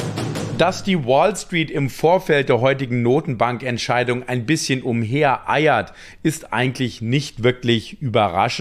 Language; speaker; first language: German; native; German